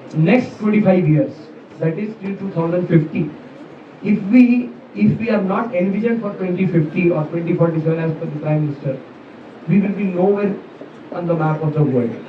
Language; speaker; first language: English; non-native, local second language; Marathi